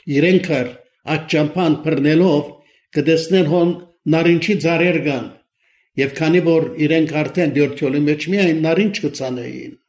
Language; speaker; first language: Armenian; early bilingual, heritage; Armenian